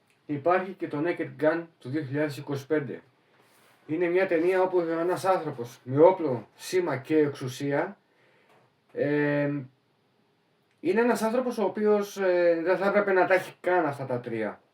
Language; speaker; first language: Greek; native; Greek